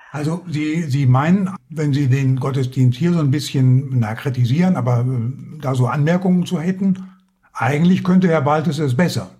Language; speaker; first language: German; native; German